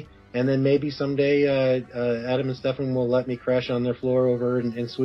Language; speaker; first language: English; native; English